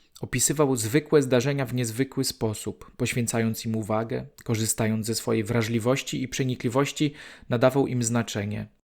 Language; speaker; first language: Polish; native; Polish